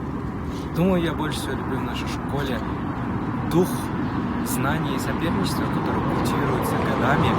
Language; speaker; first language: Russian; native; Russian